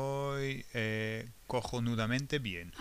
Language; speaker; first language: Spanish; non-native, fluent; English